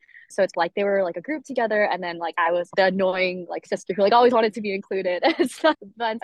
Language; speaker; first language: English; native; English